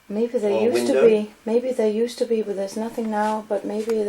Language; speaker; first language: English; non-native, fluent; Danish